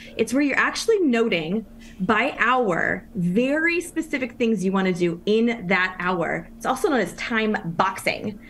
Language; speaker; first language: English; native; English